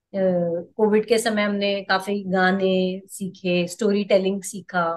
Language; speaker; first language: Hindi; non-native, local second language; Marathi